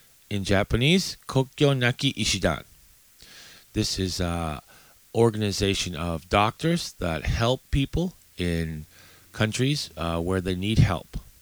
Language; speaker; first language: English; native; English